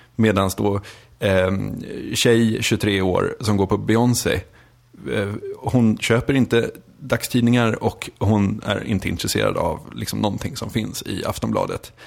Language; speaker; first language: Swedish; native; Swedish